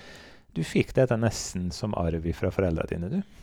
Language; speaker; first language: Norwegian; native; Norwegian